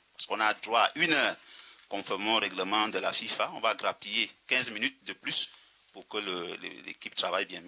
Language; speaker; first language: French; native; French